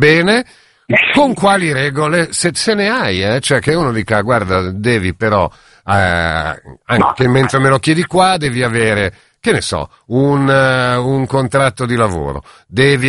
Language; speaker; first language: Italian; native; Italian